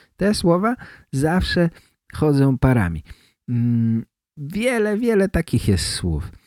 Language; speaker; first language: Polish; native; Polish